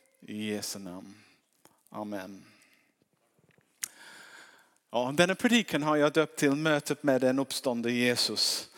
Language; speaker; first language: Swedish; non-native, fluent; English